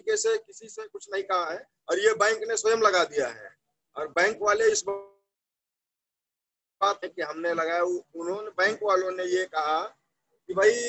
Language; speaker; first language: Hindi; native; Hindi